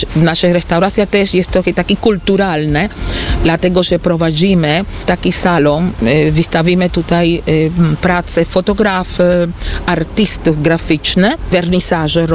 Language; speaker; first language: Polish; non-native, fluent; Spanish